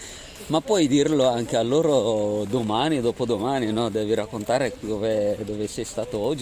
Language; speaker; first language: Italian; non-native, fluent; Filipino